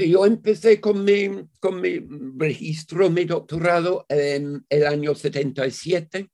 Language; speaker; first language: Spanish; non-native, fluent; English